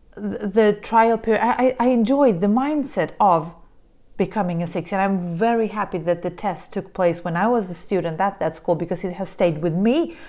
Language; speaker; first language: English; early bilingual, other home language; Polish